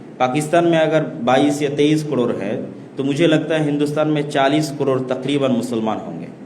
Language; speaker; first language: Urdu; non-native, fluent; Bangla